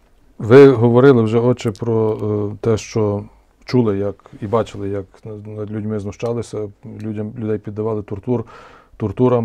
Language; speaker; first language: Ukrainian; native; Ukrainian